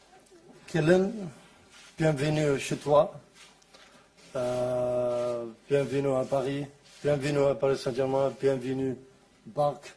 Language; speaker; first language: French; non-native, learner; Arabic